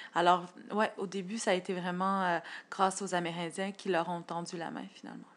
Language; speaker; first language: French; native; French